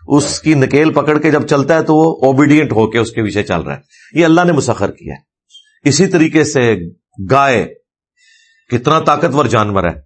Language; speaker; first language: Urdu; non-native, local second language; Punjabi